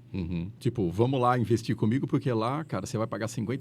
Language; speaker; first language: Portuguese; native; Portuguese